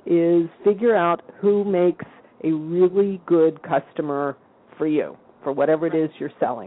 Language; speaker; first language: English; native; English